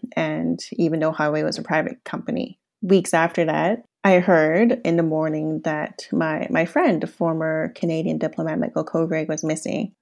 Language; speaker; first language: English; early bilingual, other home language; Cantonese